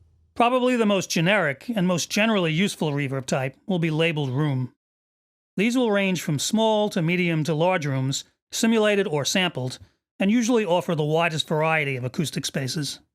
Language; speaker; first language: English; native; English